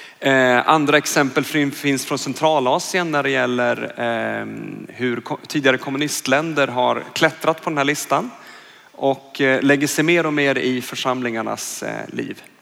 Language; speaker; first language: Swedish; native; Swedish